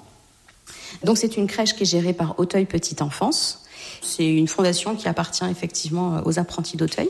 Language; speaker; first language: French; native; French